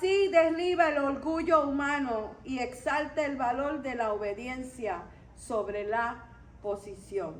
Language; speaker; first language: Spanish; native; Spanish